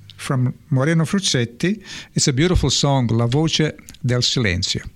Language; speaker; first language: English; non-native, fluent; Italian